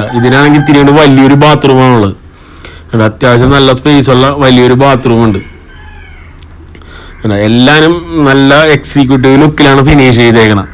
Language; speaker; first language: Malayalam; native; Malayalam